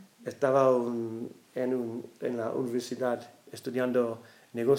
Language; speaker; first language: Spanish; non-native, learner; English